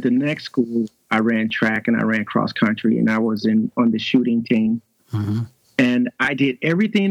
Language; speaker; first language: English; native; English